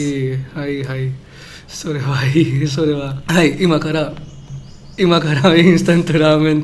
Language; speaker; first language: Japanese; non-native, learner; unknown